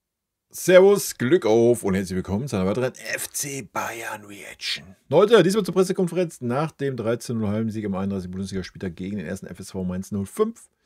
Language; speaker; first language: German; native; German